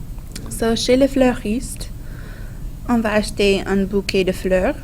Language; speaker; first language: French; non-native, fluent; English